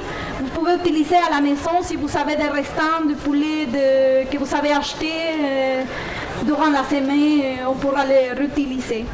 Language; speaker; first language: French; non-native, fluent; Spanish